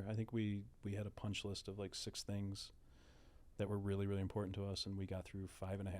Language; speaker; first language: English; native; English